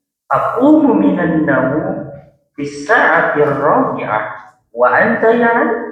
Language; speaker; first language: Arabic; non-native, learner; Indonesian